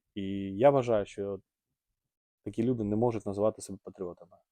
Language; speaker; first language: Ukrainian; non-native, local second language; Russian